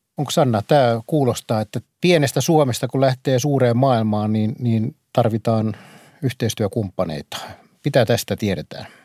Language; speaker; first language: Finnish; native; Finnish